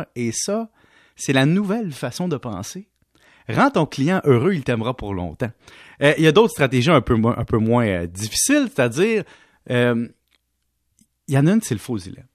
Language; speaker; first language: French; native; French